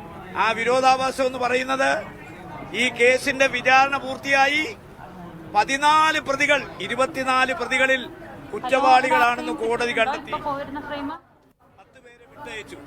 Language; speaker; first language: Malayalam; native; Malayalam